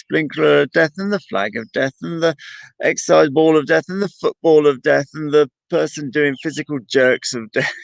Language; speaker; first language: English; native; English